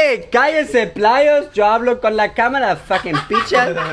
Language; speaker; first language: Spanish; non-native, learner; German